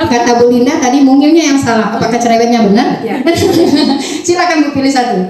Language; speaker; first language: Indonesian; native; Indonesian